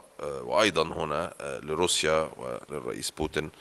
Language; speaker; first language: Arabic; native; Arabic